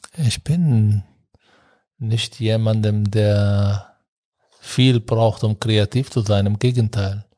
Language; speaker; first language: German; non-native, fluent; Arabic